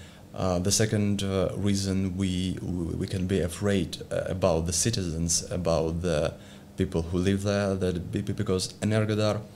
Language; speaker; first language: English; non-native, learner; Ukrainian